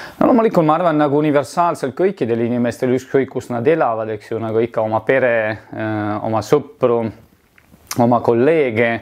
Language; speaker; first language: Estonian; non-native, fluent; Italian